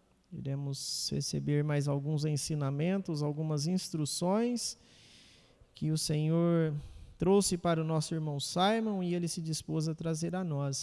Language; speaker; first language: Portuguese; native; Portuguese